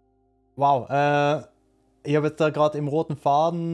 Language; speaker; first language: German; native; German